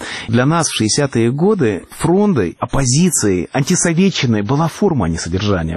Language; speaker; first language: Russian; native; Russian